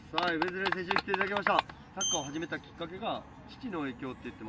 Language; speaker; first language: Japanese; native; Japanese